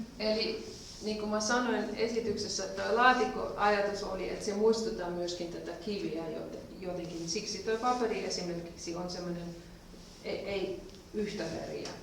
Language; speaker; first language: Finnish; non-native, fluent; German